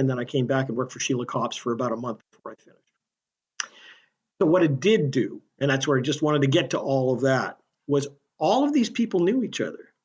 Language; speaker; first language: English; native; English